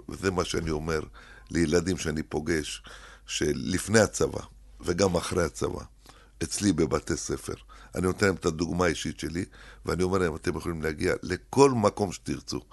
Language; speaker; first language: Hebrew; early bilingual, other home language; Arabic